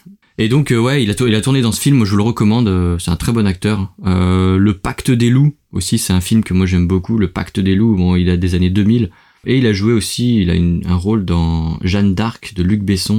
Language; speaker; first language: French; native; French